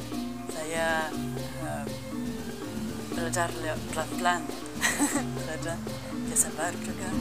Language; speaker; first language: Indonesian; non-native, learner; French